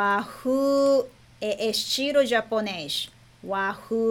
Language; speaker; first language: Portuguese; non-native, fluent; Japanese